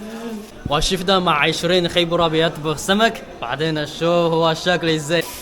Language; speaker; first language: Arabic; non-native, fluent; Chinese